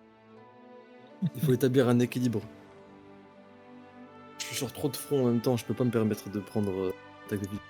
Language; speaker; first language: French; native; French